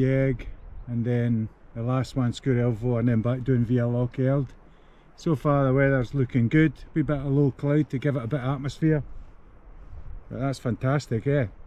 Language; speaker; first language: English; native; English